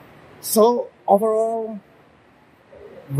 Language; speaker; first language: English; non-native, learner; Indonesian